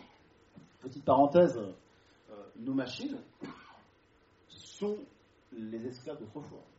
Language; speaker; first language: French; native; French